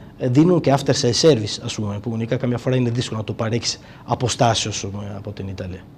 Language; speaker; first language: Greek; non-native, fluent; Italian